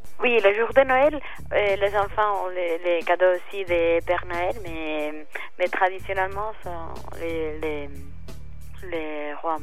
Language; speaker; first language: French; non-native, fluent; Spanish